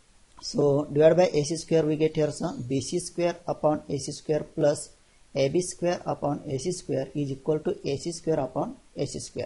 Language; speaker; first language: English; non-native, local second language; Marathi